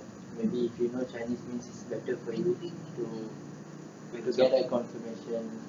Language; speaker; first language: English; non-native, learner; Malay